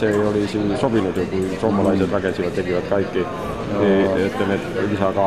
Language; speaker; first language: Finnish; non-native, learner; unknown